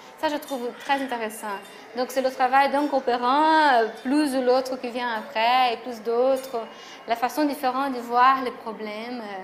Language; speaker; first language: French; non-native, fluent; Portuguese